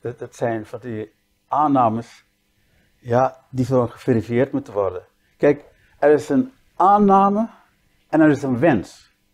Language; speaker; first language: Dutch; native; Dutch